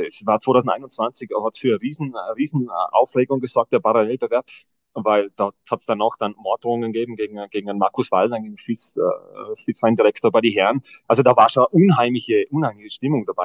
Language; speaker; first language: German; native; German